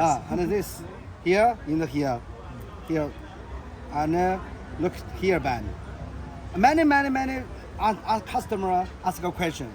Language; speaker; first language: English; non-native, learner; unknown